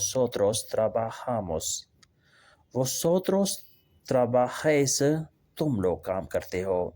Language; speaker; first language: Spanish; non-native, learner; Urdu